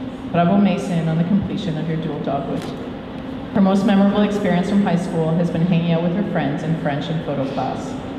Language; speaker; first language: English; native; English